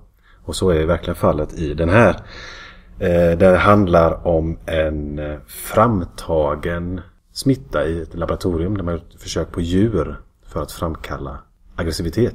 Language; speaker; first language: Swedish; native; Swedish